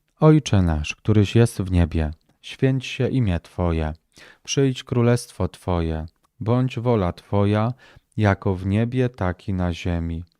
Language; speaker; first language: Polish; native; Polish